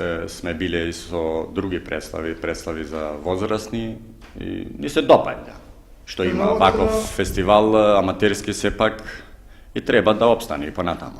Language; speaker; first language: Macedonian; native; Macedonian